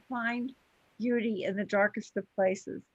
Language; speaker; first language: English; native; English